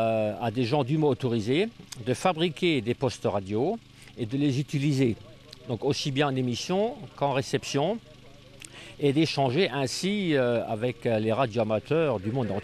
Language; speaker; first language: French; native; French